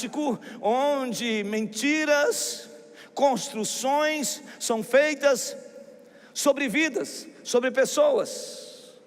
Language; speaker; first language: Portuguese; native; Portuguese